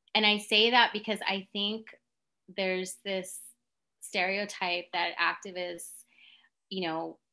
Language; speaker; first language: English; native; English